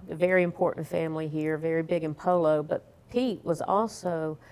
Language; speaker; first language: English; native; English